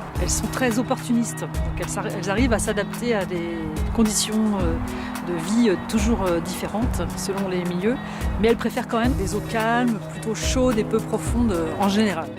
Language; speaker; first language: French; native; French